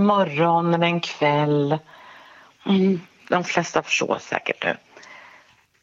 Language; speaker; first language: Swedish; native; Swedish